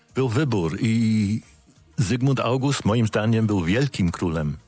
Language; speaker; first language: Polish; non-native, fluent; English